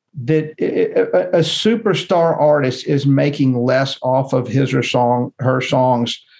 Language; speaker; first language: English; native; English